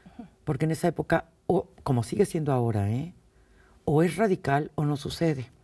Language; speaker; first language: Spanish; native; Spanish